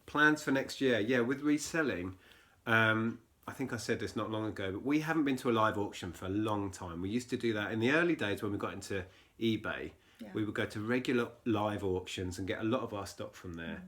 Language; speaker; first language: English; native; English